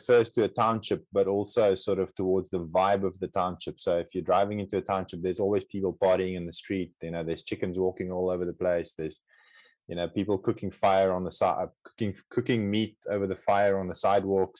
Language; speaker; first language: English; non-native, local second language; Afrikaans